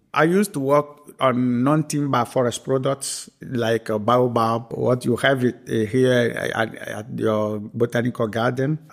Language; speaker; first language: English; non-native, fluent; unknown